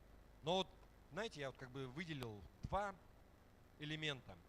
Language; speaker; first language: Russian; native; Russian